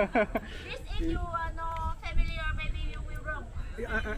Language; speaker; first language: English; non-native, learner; Vietnamese